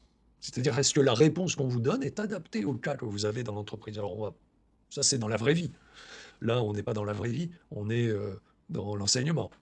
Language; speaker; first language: French; native; French